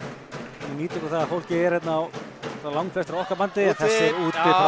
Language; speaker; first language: Icelandic; native; Icelandic